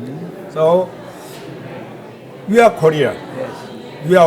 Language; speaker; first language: English; non-native, learner; Korean